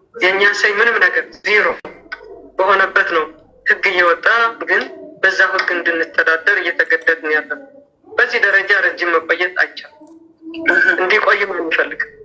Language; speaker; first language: Amharic; non-native, local second language; Tigrinya